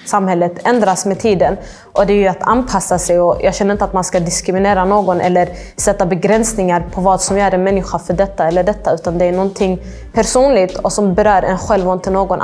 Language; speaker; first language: Swedish; native; Swedish